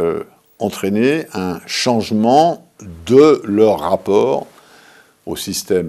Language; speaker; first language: French; native; French